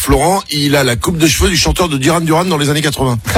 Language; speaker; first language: French; native; French